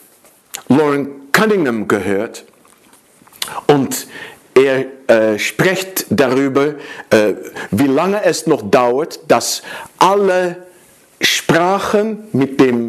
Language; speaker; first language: German; non-native, fluent; Dutch